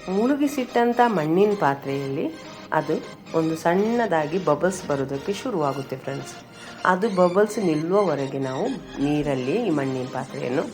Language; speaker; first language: Kannada; native; Kannada